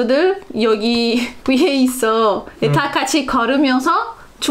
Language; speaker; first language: Korean; non-native, learner; Portuguese